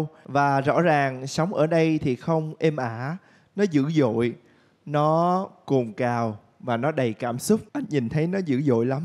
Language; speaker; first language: Vietnamese; native; Vietnamese